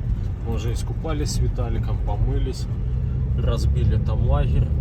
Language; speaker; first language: Russian; native; Russian